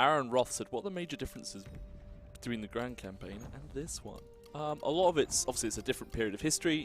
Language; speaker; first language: English; native; English